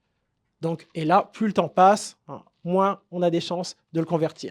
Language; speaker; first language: French; native; French